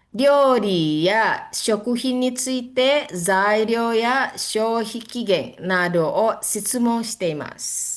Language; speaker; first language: Japanese; non-native, fluent; Indonesian